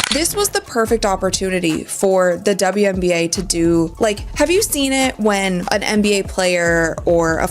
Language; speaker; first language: English; native; English